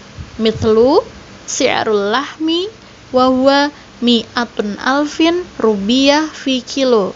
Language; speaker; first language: Arabic; non-native, fluent; Indonesian